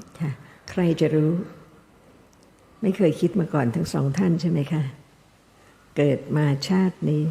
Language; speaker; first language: Thai; native; Thai